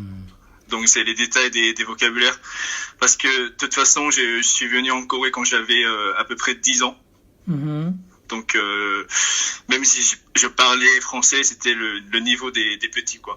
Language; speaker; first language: French; early bilingual, other home language; Korean